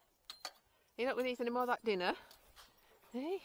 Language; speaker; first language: English; native; English